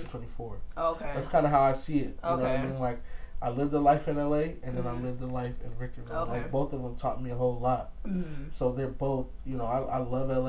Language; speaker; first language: English; native; English